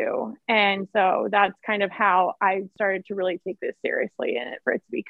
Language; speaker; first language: English; native; English